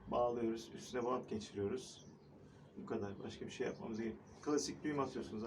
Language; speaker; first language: Turkish; native; Turkish